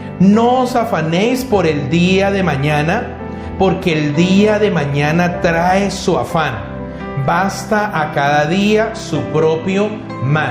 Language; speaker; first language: Spanish; native; Spanish